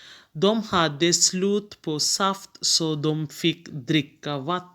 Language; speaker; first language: Swedish; non-native, fluent; Urdu